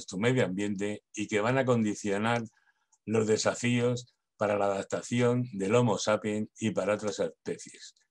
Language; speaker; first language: Spanish; native; Spanish